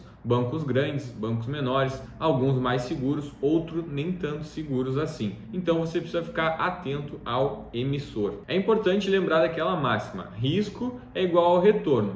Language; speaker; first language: Portuguese; native; Portuguese